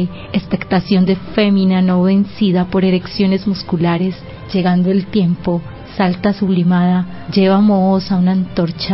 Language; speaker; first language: Spanish; native; Spanish